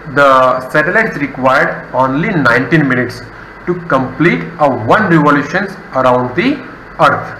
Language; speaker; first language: English; non-native, local second language; Gujarati